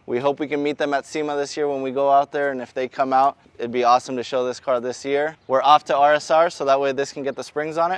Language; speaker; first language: English; native; English